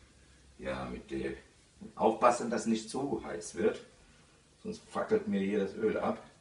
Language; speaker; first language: German; early bilingual, other home language; Italian